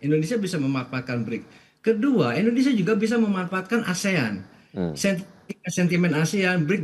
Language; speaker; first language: Indonesian; native; Indonesian